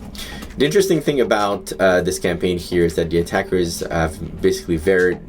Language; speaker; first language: English; native; English